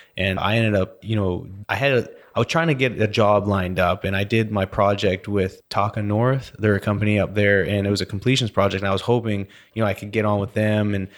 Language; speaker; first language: English; native; English